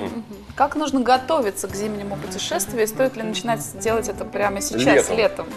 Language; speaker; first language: Russian; native; Russian